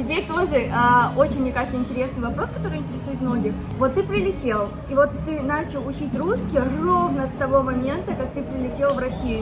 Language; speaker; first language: Russian; native; Russian